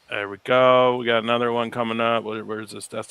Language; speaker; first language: English; native; English